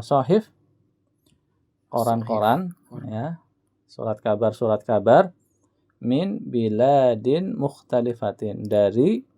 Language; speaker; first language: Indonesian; native; Indonesian